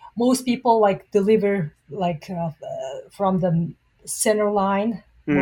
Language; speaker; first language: English; non-native, fluent; Mongolian